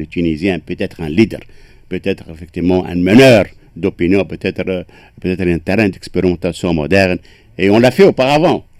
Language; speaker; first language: French; non-native, local second language; Arabic